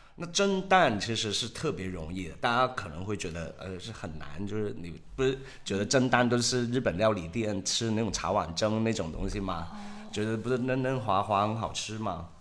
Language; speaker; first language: Chinese; non-native, local second language; Cantonese